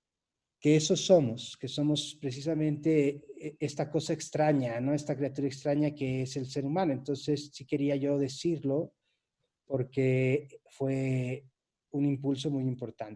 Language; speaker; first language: Spanish; native; Spanish